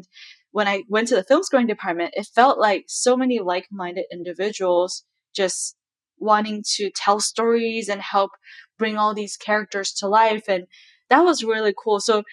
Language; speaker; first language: English; non-native, local second language; Chinese